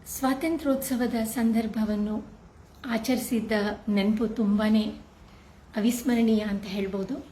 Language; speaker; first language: Kannada; native; Kannada